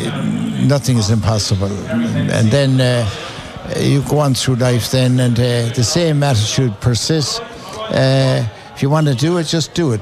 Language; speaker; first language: English; native; English